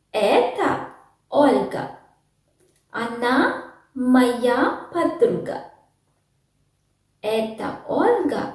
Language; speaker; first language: Russian; non-native, learner; Sinhala